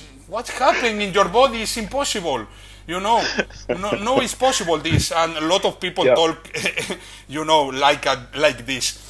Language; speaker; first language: English; non-native, learner; Spanish